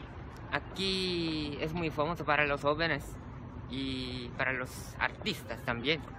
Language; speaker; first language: Spanish; non-native, fluent; Korean